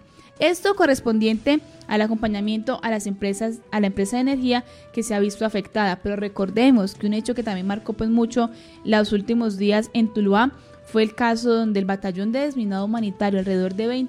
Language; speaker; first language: Spanish; native; Spanish